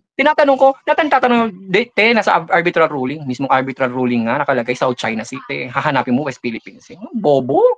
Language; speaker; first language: Filipino; native; Filipino